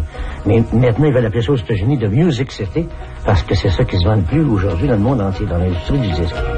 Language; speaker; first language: French; native; French